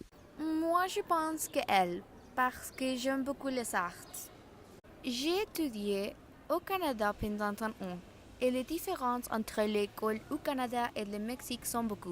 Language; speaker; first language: French; non-native, learner; Spanish